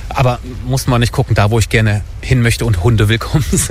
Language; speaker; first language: German; native; German